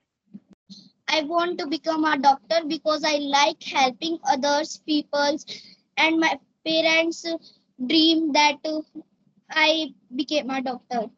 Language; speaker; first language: English; non-native, learner; Hindi